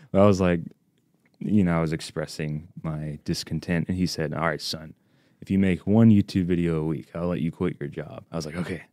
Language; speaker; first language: English; native; English